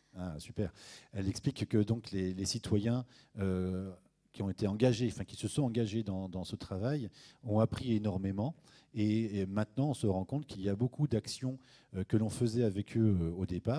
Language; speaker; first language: French; native; French